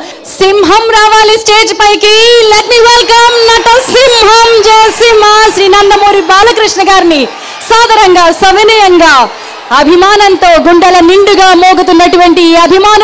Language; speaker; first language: Telugu; native; Telugu